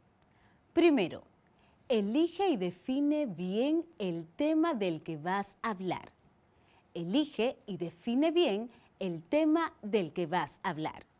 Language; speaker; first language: Spanish; native; Spanish